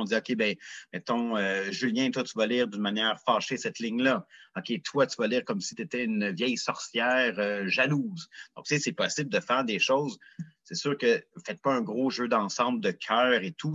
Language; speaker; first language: French; native; French